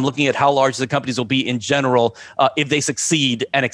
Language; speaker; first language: English; native; English